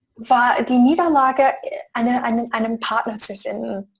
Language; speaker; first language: German; non-native, fluent; English